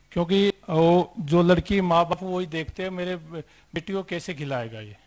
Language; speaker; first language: Hindi; native; Hindi